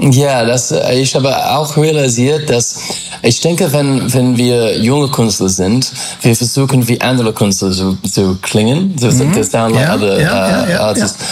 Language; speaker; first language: German; non-native, learner; English